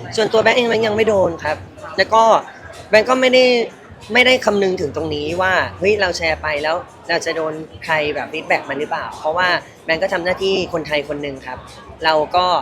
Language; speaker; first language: Thai; native; Thai